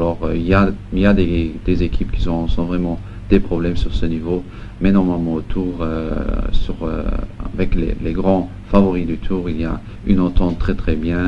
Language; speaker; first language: French; non-native, local second language; Luxembourgish